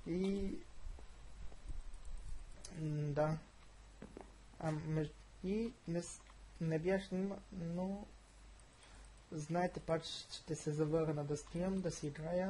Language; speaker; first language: Bulgarian; native; Bulgarian